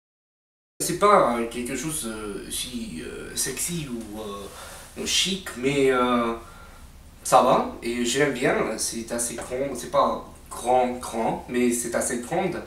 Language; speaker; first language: French; non-native, fluent; English